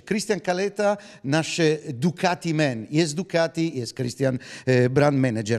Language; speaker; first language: Polish; non-native, fluent; Italian